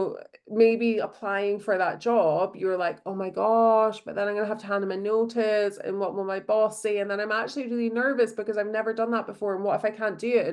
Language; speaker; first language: English; native; English